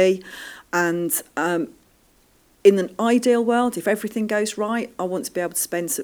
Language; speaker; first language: English; native; English